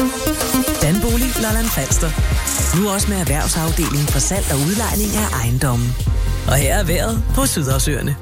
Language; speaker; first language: Danish; native; Danish